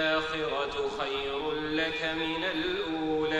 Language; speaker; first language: Arabic; native; Arabic